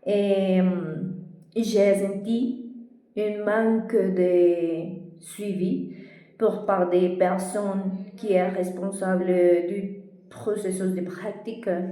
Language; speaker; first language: French; non-native, fluent; Spanish